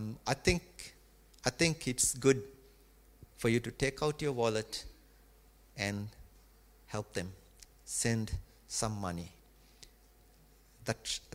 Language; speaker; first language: English; non-native, local second language; Tamil